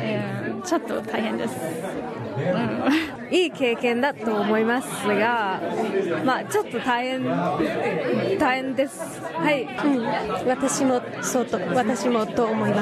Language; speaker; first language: Japanese; non-native, learner; English